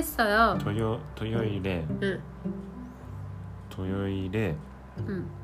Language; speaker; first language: Korean; non-native, learner; Japanese